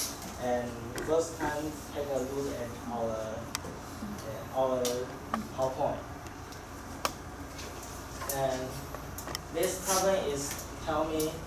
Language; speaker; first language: English; non-native, learner; Chinese